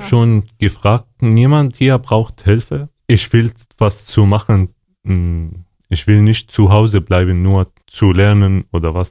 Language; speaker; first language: German; non-native, learner; Arabic